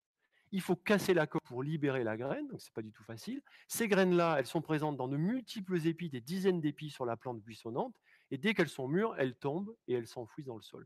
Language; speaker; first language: French; native; French